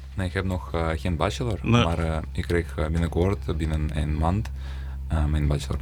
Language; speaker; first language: Dutch; non-native, learner; Ukrainian